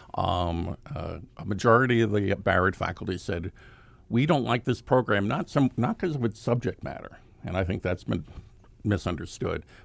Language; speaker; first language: English; native; English